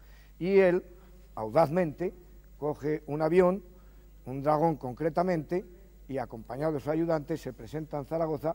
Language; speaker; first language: Spanish; native; Spanish